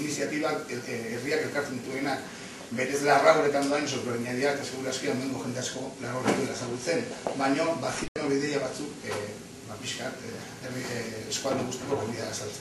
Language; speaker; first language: Basque; native; Basque